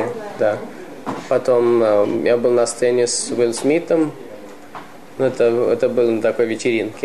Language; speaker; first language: Russian; early bilingual, heritage; Russian